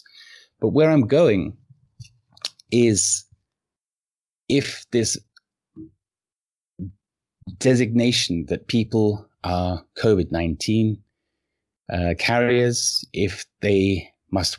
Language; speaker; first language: English; native; English